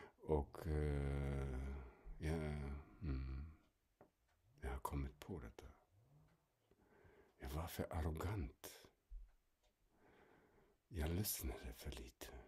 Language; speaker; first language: Swedish; non-native, fluent; German